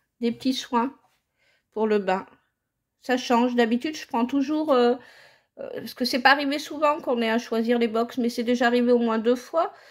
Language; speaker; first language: French; native; French